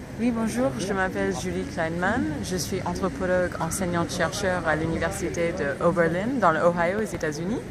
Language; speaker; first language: French; non-native, fluent; English